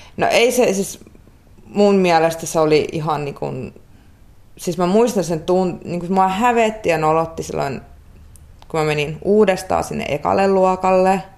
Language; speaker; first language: Finnish; early bilingual, other home language; Russian